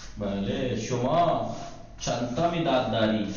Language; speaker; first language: Persian; non-native, fluent; Urdu